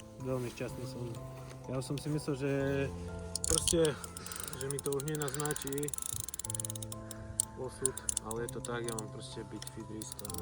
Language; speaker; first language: Slovak; native; Slovak